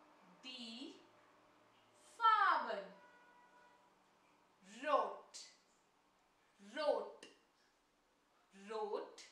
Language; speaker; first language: German; non-native, learner; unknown